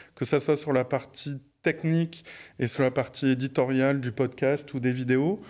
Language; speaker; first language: French; native; French